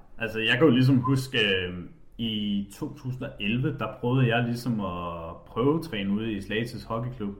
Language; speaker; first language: Danish; native; Danish